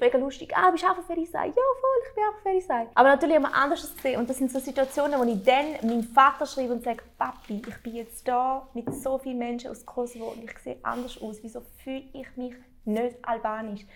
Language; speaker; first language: German; early bilingual, other home language; Albanian